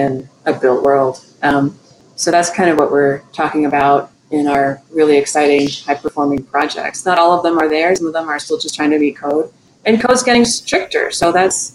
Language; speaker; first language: English; native; English